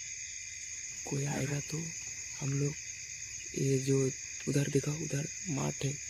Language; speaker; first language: Hindi; non-native, local second language; Bangla